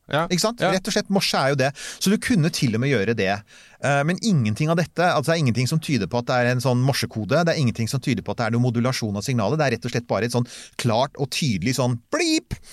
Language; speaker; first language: Norwegian; native; Norwegian